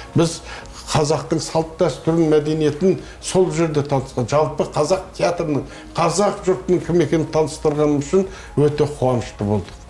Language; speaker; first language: Kazakh; native; Kazakh